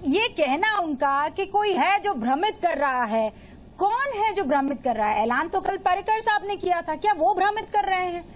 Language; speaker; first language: Hindi; native; Hindi